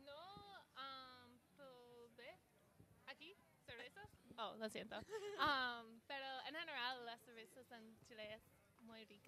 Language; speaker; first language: Spanish; non-native, learner; English